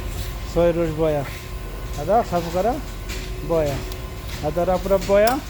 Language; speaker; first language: Arabic; non-native, learner; Bangla